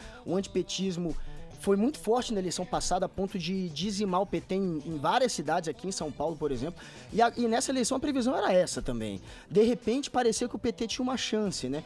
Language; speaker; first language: Portuguese; native; Portuguese